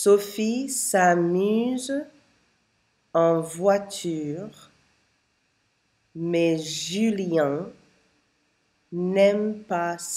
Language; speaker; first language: French; non-native, fluent; English